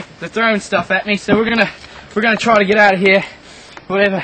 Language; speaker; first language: English; native; English